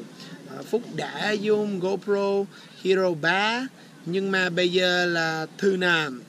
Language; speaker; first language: Vietnamese; non-native, learner; English